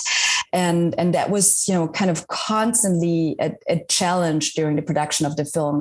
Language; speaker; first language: English; non-native, fluent; German